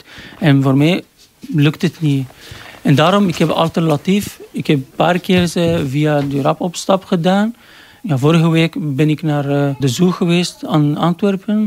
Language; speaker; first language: Dutch; non-native, learner; Arabic